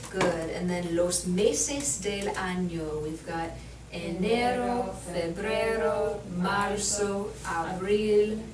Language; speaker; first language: Spanish; non-native, learner; English